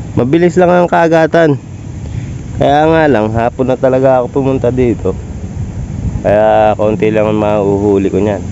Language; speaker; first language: Filipino; native; Filipino